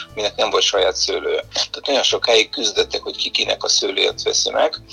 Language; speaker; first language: Hungarian; non-native, fluent; Bulgarian